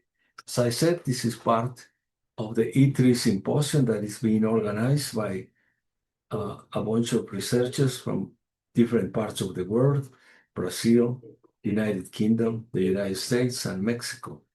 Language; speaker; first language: English; non-native, fluent; Spanish